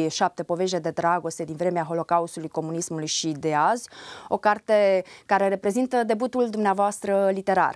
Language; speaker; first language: Romanian; native; Romanian